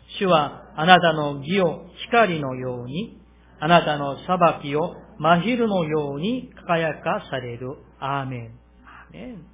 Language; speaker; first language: Japanese; non-native, fluent; Korean